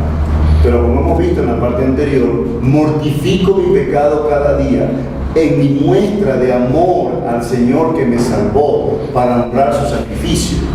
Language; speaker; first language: Spanish; native; Spanish